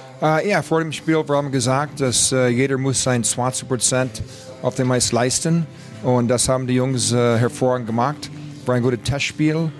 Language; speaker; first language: German; non-native, fluent; English